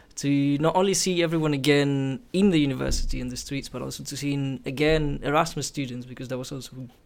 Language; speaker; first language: English; non-native, fluent; Spanish